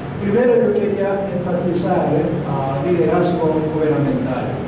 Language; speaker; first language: Spanish; non-native, learner; Korean